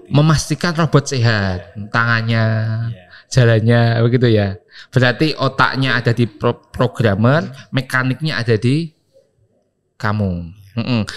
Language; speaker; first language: Indonesian; native; Indonesian